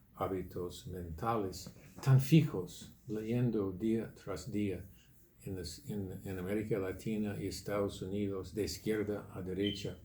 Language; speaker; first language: Spanish; non-native, fluent; English